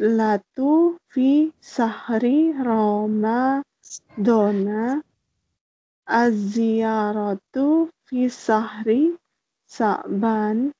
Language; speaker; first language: Arabic; non-native, learner; Malay